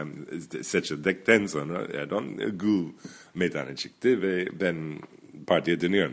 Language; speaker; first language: Turkish; non-native, fluent; English